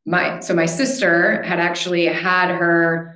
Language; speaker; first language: English; native; English